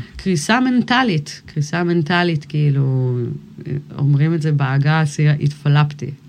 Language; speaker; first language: Hebrew; early bilingual, other home language; English